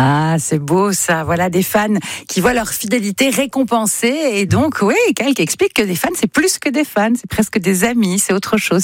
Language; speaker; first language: French; native; French